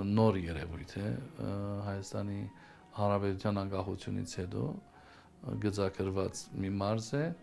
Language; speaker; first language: Armenian; early bilingual, heritage; Armenian